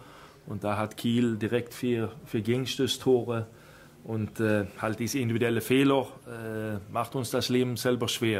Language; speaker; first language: German; non-native, fluent; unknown